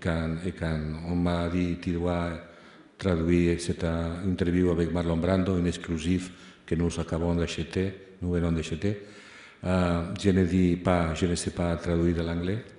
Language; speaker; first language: French; non-native, fluent; Spanish